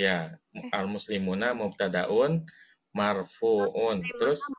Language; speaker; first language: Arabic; non-native, fluent; Indonesian